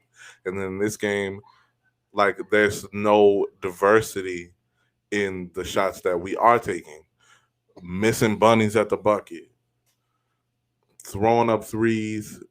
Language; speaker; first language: English; native; English